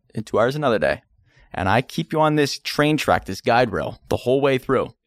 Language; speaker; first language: English; native; English